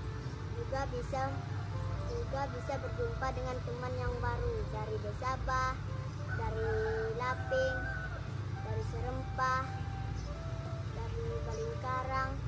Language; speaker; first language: Indonesian; non-native, local second language; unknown